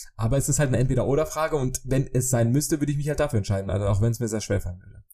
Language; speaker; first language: German; early bilingual, other home language; Polish